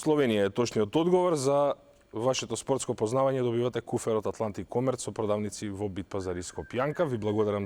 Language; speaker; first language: Macedonian; native; Macedonian